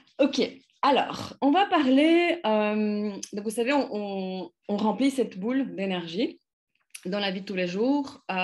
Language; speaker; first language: French; non-native, fluent; Polish